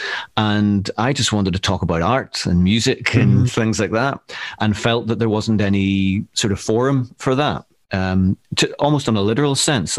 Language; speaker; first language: English; native; English